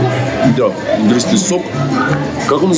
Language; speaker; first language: Russian; native; Russian